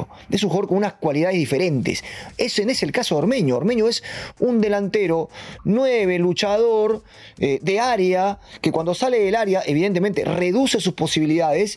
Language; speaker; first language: Spanish; native; Spanish